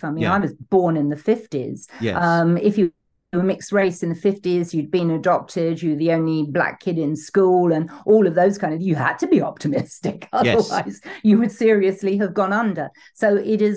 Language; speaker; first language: English; native; English